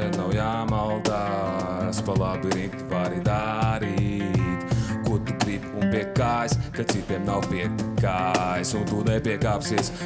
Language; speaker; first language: Latvian; native; Latvian